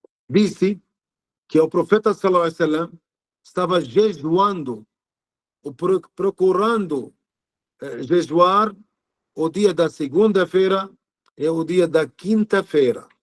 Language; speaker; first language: Portuguese; non-native, learner; Arabic